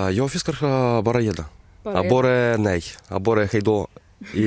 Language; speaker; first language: Swedish; non-native, learner; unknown